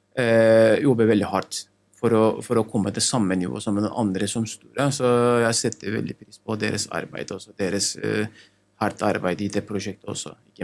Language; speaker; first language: Norwegian; non-native, learner; Turkish